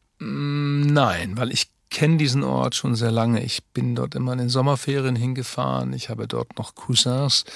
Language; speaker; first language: German; native; German